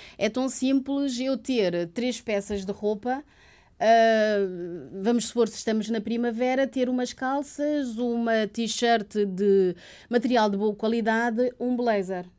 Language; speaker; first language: Portuguese; early bilingual, other home language; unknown